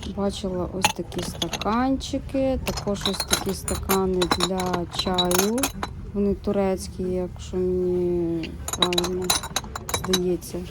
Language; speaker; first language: Ukrainian; non-native, local second language; Russian